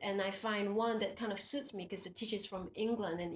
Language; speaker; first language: English; non-native, local second language; Indonesian